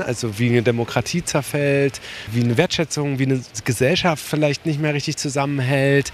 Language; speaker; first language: German; native; German